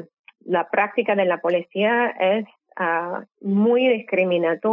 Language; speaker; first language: Spanish; non-native, fluent; English